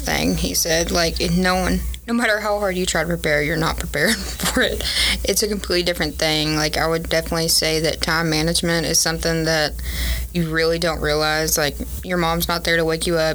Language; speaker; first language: English; native; English